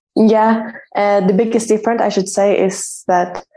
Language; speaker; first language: English; non-native, fluent; Swedish